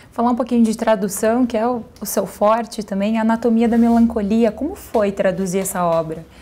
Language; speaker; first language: Portuguese; native; Portuguese